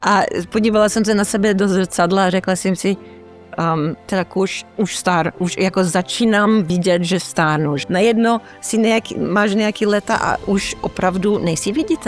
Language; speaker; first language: Czech; early bilingual, heritage; Czech